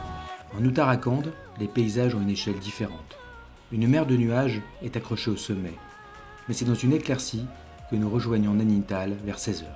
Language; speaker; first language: French; native; French